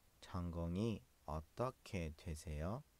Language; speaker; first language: Korean; non-native, fluent; Persian